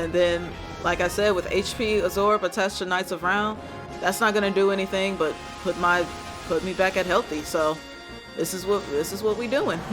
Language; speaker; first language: English; native; English